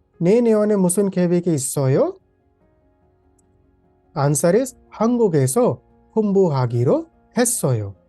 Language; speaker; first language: Korean; non-native, fluent; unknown